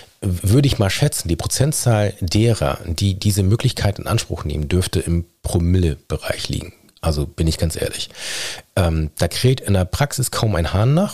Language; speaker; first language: German; native; German